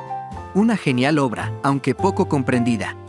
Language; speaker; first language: Spanish; native; Spanish